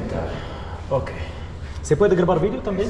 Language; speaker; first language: Spanish; non-native, fluent; Russian